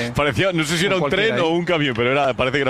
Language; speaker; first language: Spanish; native; Spanish